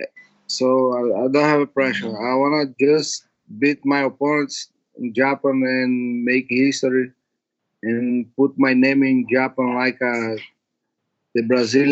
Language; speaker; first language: English; non-native, learner; Portuguese